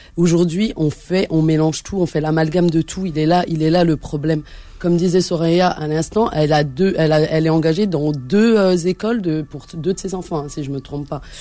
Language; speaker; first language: French; early bilingual, other home language; Arabic